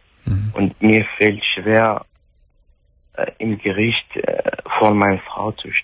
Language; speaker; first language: German; non-native, fluent; Arabic